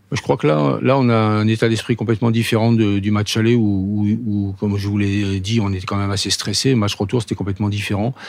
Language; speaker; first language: French; native; French